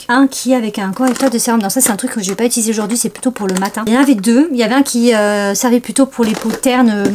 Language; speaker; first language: French; native; French